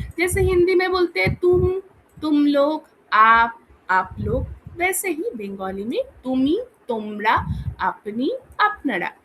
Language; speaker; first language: Hindi; non-native, local second language; Bangla